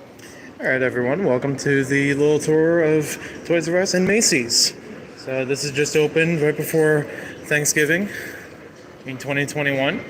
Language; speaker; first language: English; native; English